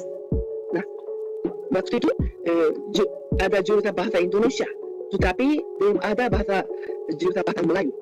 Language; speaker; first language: Indonesian; non-native, fluent; Japanese